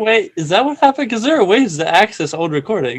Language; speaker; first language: English; native; English